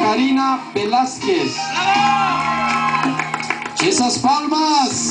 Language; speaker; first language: Spanish; native; Spanish